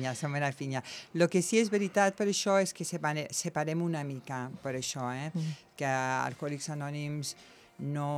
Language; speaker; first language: Catalan; non-native, local second language; Spanish